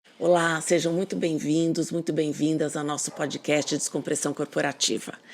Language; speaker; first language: Portuguese; native; Portuguese